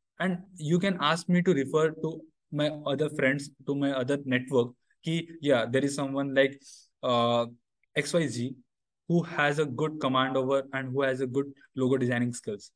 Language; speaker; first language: English; non-native, local second language; Odia